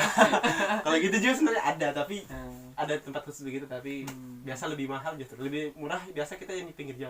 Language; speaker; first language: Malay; non-native, local second language; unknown